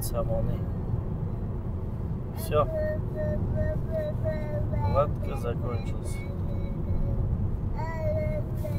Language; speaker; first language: Russian; non-native, local second language; Tajik